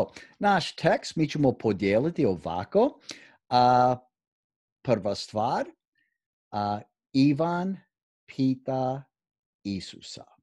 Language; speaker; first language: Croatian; non-native, fluent; English